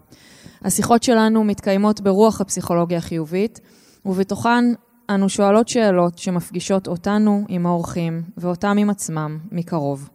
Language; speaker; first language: Hebrew; native; Hebrew